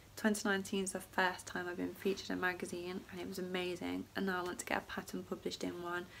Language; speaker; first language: English; native; English